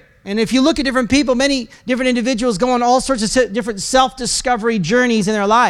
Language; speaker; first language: English; native; English